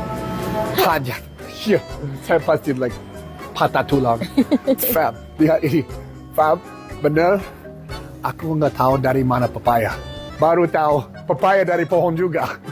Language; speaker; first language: Indonesian; non-native, learner; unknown